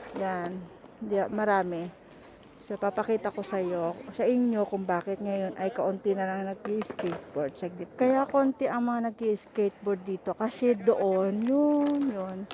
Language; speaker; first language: Filipino; native; Filipino